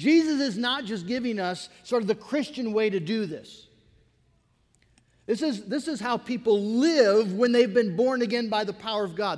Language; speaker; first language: English; native; English